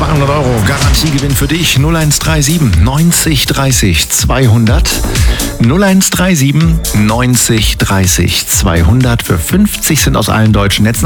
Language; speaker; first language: German; native; German